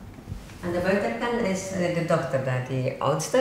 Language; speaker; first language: Dutch; early bilingual, other home language; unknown